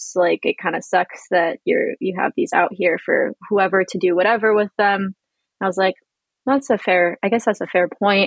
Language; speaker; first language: English; native; English